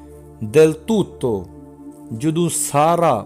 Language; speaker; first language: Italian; non-native, fluent; Punjabi